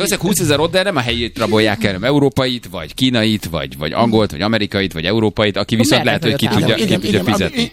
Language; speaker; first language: Hungarian; native; Hungarian